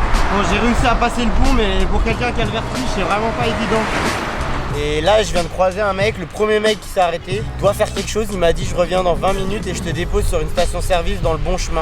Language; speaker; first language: French; native; French